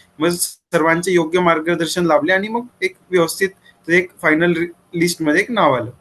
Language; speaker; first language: Marathi; native; Marathi